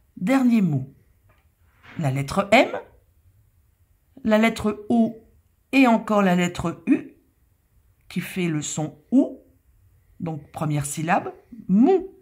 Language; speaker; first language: French; native; French